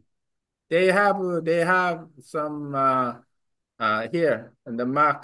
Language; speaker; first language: English; non-native, learner; Vietnamese